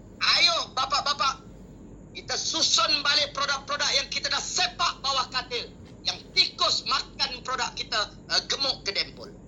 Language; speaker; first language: Malay; native; Malay